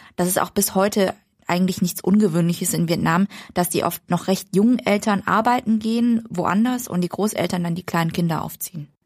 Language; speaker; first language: German; early bilingual, other home language; Vietnamese